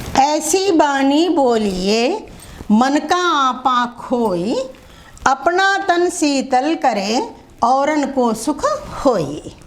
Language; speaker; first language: Hindi; non-native, local second language; Telugu